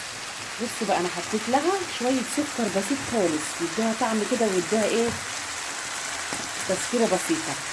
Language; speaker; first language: Arabic; native; Arabic